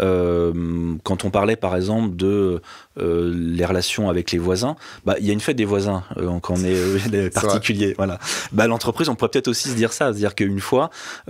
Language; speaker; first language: French; native; French